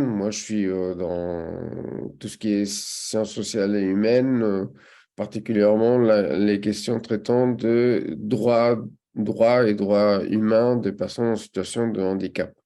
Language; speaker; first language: French; non-native, fluent; Spanish